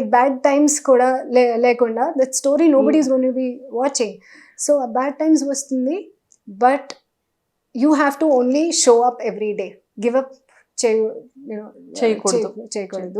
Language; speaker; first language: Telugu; non-native, local second language; Hindi